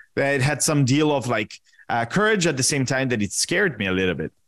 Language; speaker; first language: English; non-native, fluent; Italian